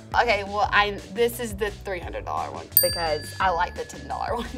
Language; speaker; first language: English; native; English